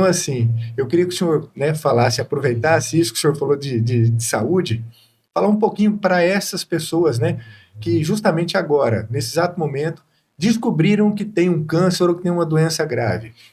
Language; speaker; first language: Portuguese; native; Portuguese